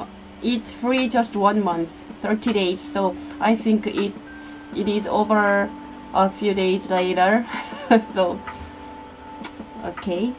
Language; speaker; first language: English; non-native, learner; Korean